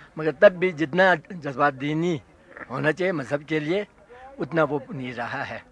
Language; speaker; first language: Urdu; non-native, local second language; Ladakhi